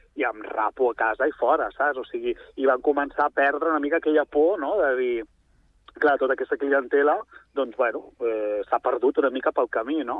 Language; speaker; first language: Catalan; native; Catalan